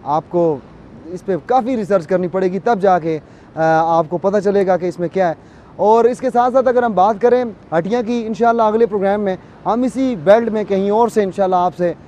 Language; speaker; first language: Urdu; non-native, local second language; Pahari-Potwari